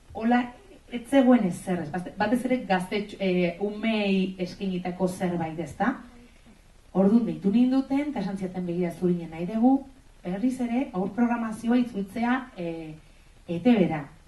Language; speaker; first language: Basque; non-native, local second language; Spanish